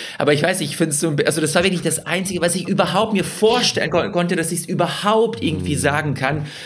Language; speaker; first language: German; early bilingual, other home language; Russian